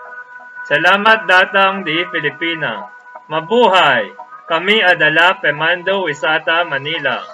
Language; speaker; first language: Indonesian; non-native, learner; Filipino